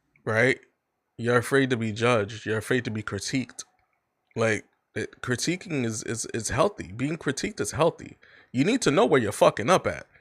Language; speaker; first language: English; native; English